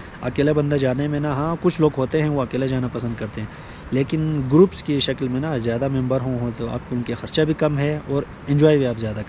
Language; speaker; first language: Hindi; non-native, local second language; Balti